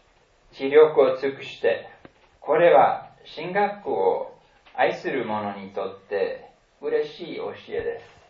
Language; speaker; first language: Japanese; non-native, fluent; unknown